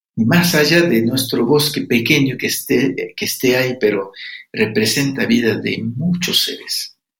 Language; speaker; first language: Spanish; non-native, local second language; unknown